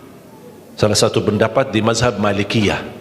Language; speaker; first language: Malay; non-native, fluent; Arabic